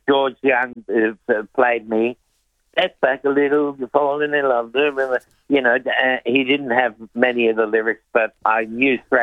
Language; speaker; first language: English; native; English